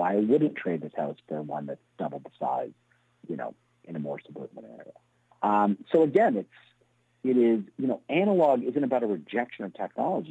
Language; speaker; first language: English; native; English